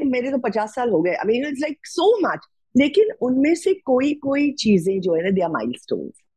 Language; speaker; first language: Hindi; non-native, local second language; Marathi